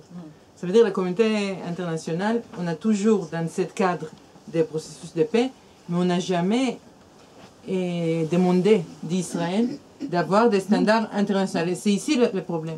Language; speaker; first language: French; non-native, fluent; Hebrew